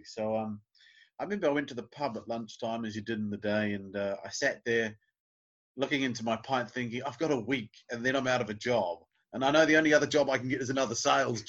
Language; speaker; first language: English; native; English